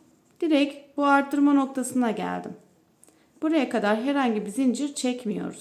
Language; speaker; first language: Turkish; native; Turkish